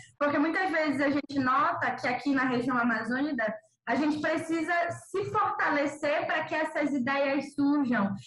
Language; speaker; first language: Portuguese; native; Portuguese